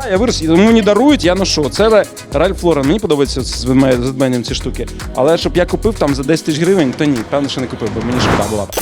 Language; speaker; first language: Ukrainian; native; Ukrainian